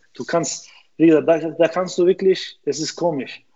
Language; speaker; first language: German; non-native, fluent; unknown